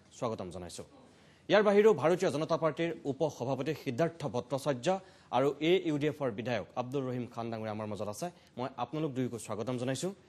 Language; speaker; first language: Assamese; native; Assamese